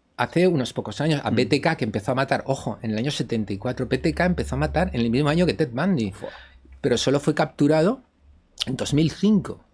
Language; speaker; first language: Spanish; native; Spanish